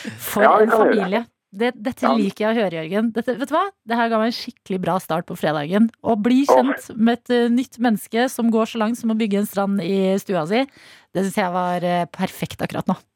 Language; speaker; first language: Norwegian; native; Norwegian